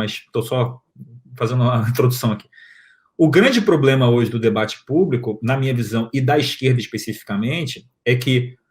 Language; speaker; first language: Portuguese; native; Portuguese